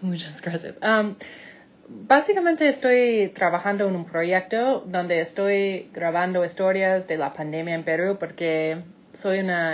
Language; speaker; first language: Spanish; non-native, fluent; English